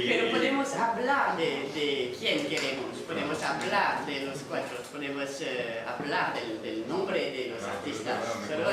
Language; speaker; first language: Spanish; non-native, fluent; French